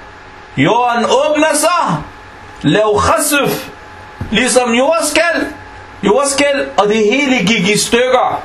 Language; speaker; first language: Danish; non-native, fluent; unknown